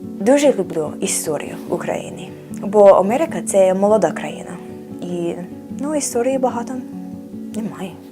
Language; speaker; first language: Ukrainian; non-native, learner; English